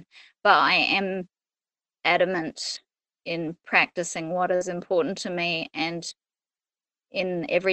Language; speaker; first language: English; native; English